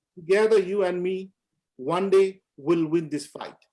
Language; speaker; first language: English; non-native, local second language; Nepali